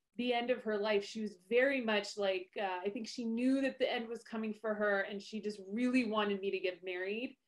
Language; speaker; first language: English; native; English